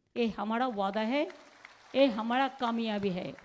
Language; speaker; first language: Hindi; non-native, local second language; Bangla